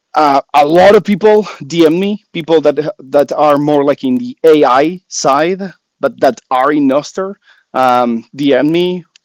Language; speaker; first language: English; non-native, fluent; Spanish